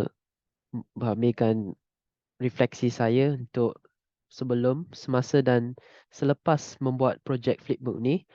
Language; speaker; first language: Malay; non-native, local second language; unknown